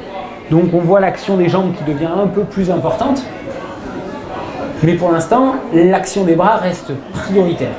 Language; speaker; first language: French; native; French